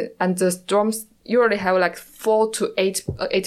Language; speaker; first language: English; non-native, learner; Chinese